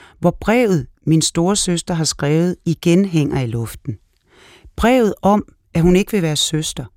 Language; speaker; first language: Danish; native; Danish